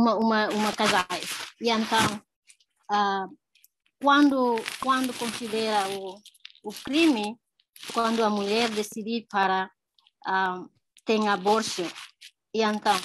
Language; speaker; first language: Portuguese; non-native, learner; Tetum